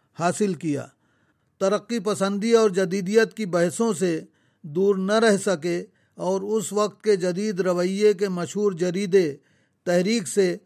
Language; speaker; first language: Urdu; native; Urdu